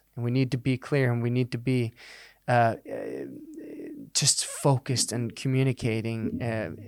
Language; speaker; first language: English; non-native, fluent; Danish